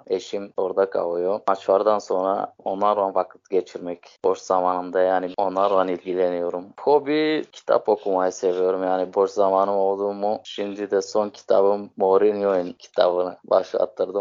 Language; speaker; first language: Turkish; native; Turkish